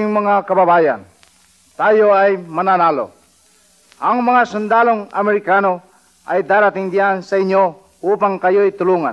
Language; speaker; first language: English; non-native, local second language; Filipino